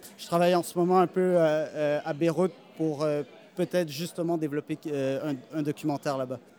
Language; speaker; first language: French; native; French